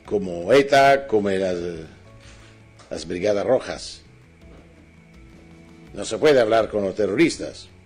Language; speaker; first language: Spanish; non-native, fluent; Italian